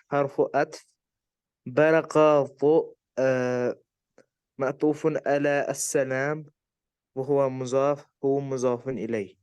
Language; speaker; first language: Arabic; non-native, learner; Urdu